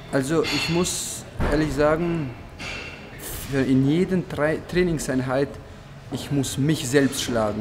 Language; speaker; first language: German; non-native, fluent; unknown